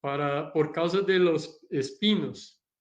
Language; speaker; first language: Spanish; non-native, learner; Portuguese